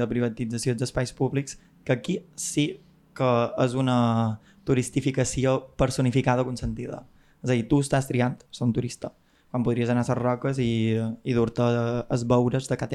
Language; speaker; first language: Catalan; native; Catalan